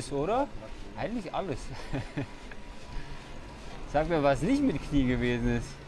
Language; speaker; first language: German; native; German